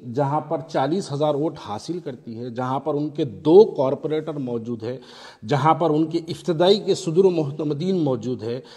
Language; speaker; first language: Hindi; non-native, local second language; Urdu